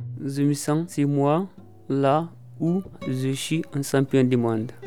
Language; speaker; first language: French; non-native, learner; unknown